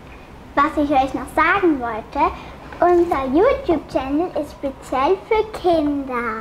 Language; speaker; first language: German; native; German